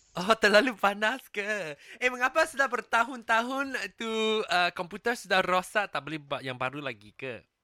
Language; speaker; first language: Malay; non-native, local second language; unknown